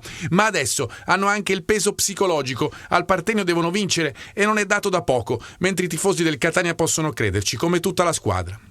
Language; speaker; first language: Italian; native; Italian